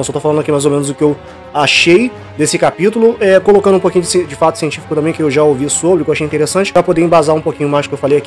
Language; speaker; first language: Portuguese; native; Portuguese